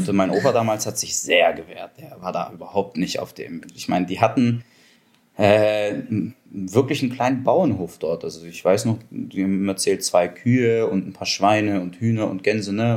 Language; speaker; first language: German; early bilingual, other home language; Russian